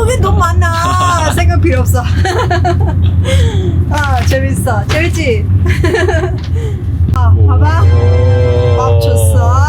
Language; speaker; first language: Korean; non-native, learner; Persian